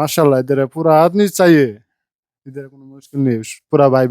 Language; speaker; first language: Hindi; non-native, learner; Bangla